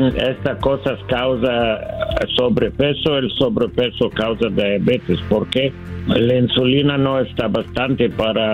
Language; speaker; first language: Spanish; non-native, learner; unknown